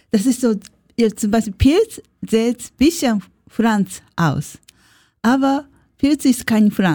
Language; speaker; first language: German; non-native, learner; Japanese